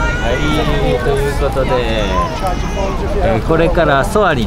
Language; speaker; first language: Japanese; native; Japanese